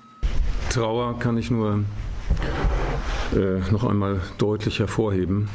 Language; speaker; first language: German; native; German